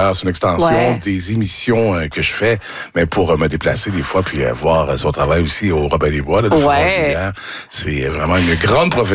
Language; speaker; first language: French; native; French